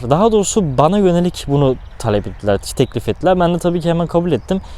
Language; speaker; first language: Turkish; early bilingual, heritage; Turkish